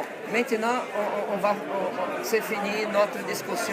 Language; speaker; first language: French; non-native, fluent; Portuguese